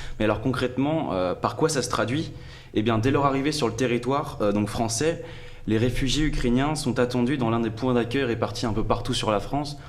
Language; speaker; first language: French; native; French